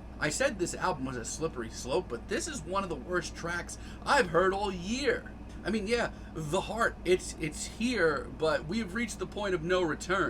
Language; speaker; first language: English; native; English